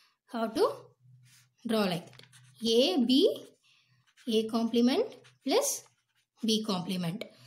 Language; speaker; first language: English; non-native, local second language; Tamil